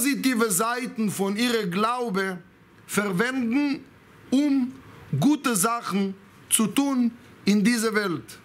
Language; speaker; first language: German; non-native, fluent; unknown